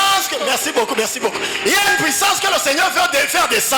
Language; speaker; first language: French; non-native, local second language; Rundi